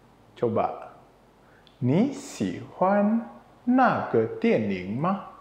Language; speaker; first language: Chinese; non-native, fluent; Indonesian